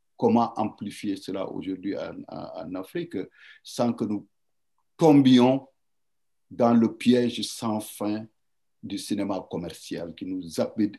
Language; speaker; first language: French; non-native, local second language; Wolof